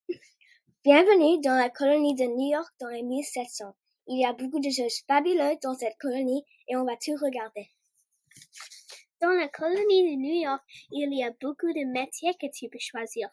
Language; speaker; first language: French; non-native, learner; English